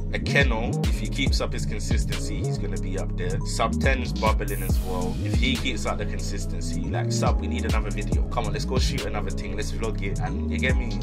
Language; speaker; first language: English; native; English